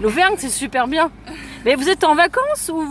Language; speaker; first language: French; native; French